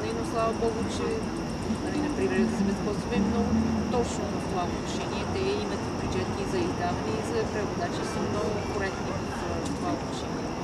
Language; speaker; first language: Bulgarian; non-native, fluent; English